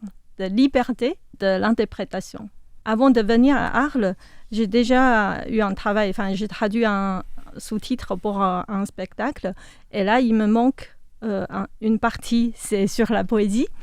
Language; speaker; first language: French; non-native, fluent; Chinese